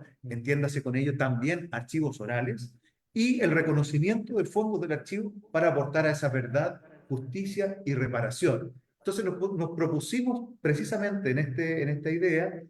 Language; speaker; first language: Spanish; native; Spanish